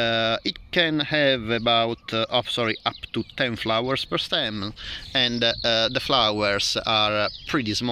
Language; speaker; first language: English; non-native, fluent; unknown